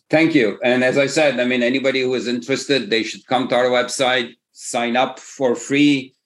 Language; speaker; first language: English; non-native, fluent; Turkish